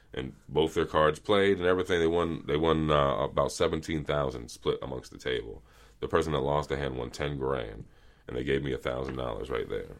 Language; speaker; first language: English; native; English